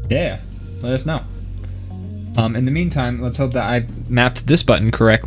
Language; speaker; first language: English; native; English